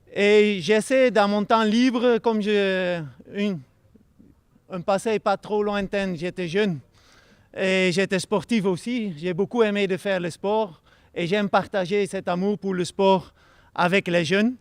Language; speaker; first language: French; non-native, fluent; Dutch